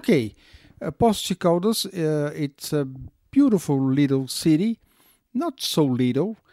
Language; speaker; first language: English; non-native, learner; Portuguese